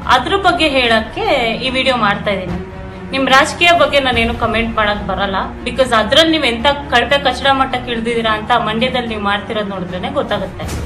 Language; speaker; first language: Kannada; non-native, local second language; Kodava